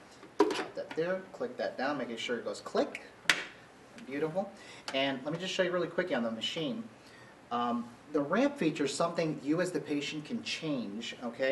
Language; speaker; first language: English; native; English